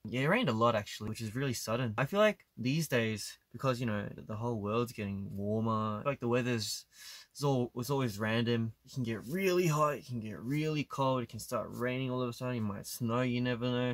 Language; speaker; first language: English; native; English